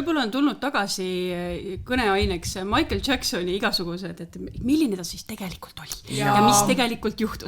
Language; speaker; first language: Estonian; native; Estonian